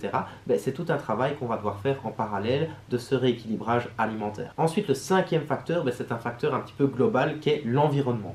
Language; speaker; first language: French; native; French